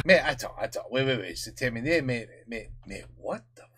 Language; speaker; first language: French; non-native, learner; English